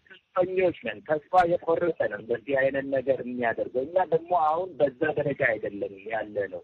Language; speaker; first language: Amharic; non-native, local second language; Oromo